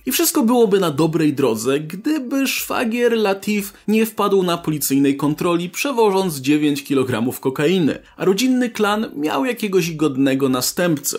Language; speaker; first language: Polish; native; Polish